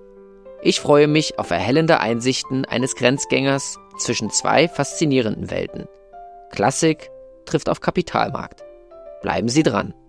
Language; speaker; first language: German; native; German